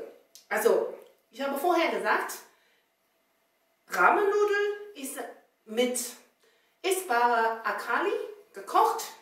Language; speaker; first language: German; non-native, learner; Chinese